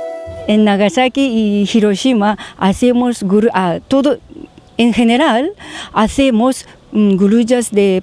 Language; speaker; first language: Spanish; non-native, learner; Japanese